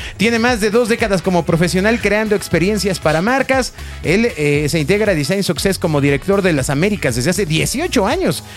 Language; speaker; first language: Spanish; native; Spanish